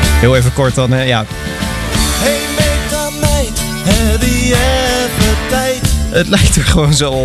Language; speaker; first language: Dutch; native; Dutch